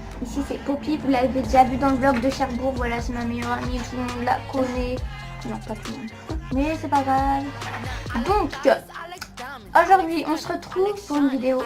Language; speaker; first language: French; native; French